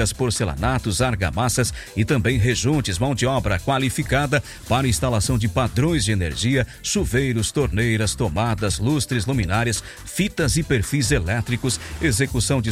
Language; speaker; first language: Portuguese; non-native, local second language; Italian